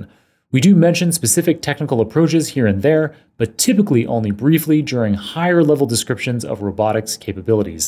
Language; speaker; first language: English; native; English